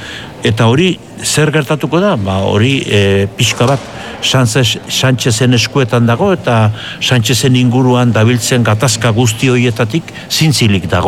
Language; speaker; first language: Basque; native; Basque